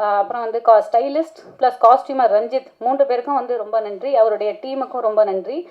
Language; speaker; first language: Tamil; native; Tamil